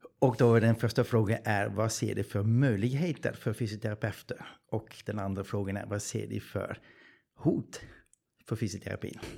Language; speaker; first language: Swedish; non-native, fluent; Dutch